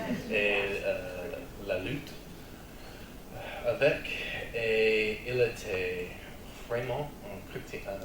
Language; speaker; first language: French; non-native, learner; English